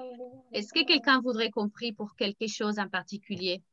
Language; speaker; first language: French; native; French